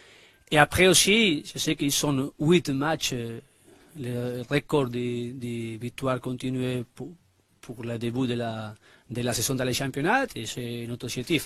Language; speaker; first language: French; non-native, learner; Spanish